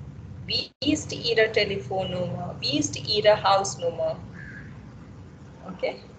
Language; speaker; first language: German; non-native, fluent; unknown